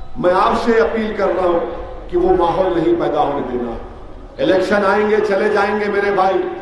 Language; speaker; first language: Urdu; native; Urdu